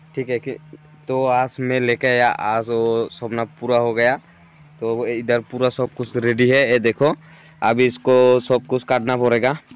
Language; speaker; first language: Hindi; non-native, local second language; Assamese